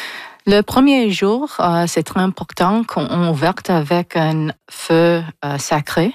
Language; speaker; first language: French; non-native, local second language; English